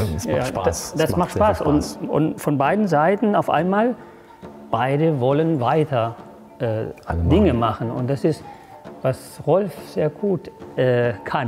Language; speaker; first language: German; non-native, fluent; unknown